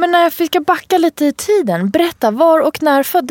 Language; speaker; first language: Swedish; native; Swedish